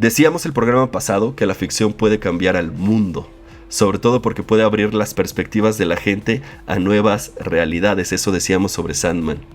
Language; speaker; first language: Spanish; native; Spanish